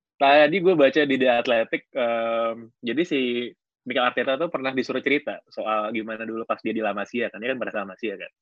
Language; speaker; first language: Indonesian; native; Indonesian